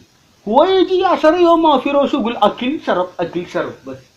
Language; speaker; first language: Arabic; non-native, learner; Malayalam